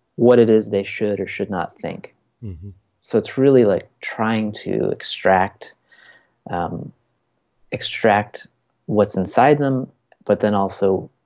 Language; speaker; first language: English; native; English